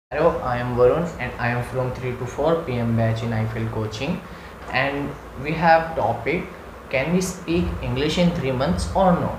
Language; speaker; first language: English; non-native, learner; Hindi